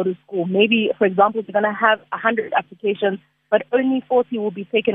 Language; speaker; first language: English; non-native, local second language; Zulu